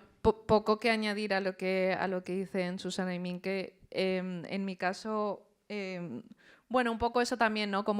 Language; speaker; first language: Spanish; early bilingual, other home language; Chinese